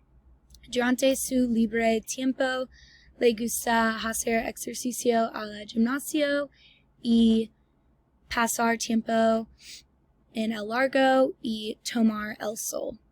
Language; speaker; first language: Spanish; non-native, learner; English